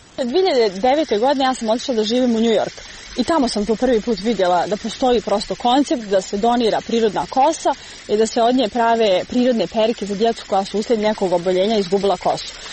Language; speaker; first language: Croatian; native; Croatian